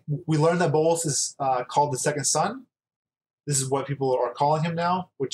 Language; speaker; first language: English; native; English